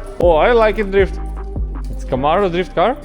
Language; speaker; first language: English; non-native, learner; Ukrainian